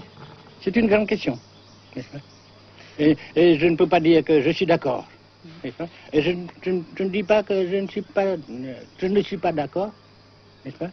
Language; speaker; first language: French; non-native, fluent; Vietnamese